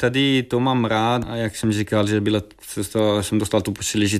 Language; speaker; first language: Czech; non-native, fluent; Italian